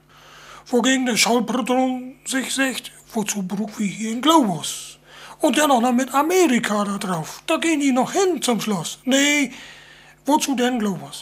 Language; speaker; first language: German; native; German